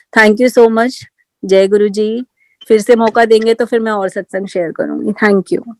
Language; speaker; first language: Hindi; native; Hindi